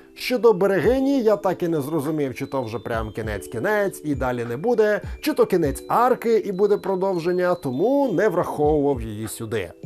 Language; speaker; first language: Ukrainian; native; Ukrainian